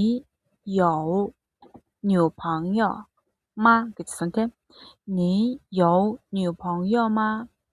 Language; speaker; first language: Chinese; non-native, fluent; Mongolian